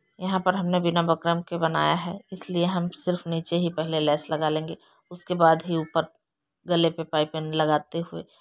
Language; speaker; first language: Hindi; native; Hindi